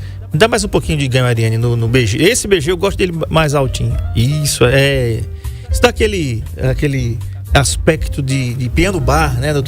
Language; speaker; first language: Portuguese; native; Portuguese